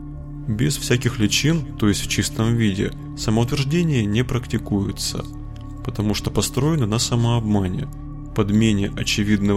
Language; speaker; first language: Russian; native; Russian